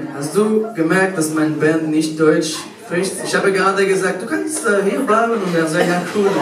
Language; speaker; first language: German; non-native, fluent; French